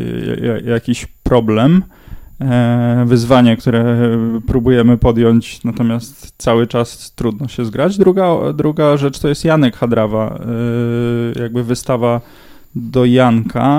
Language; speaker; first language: Polish; native; Polish